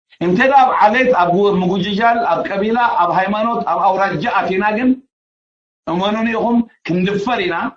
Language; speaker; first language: Tigrinya; native; Tigrinya